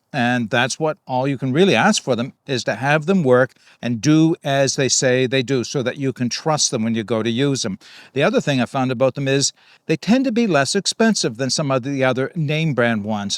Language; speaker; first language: English; native; English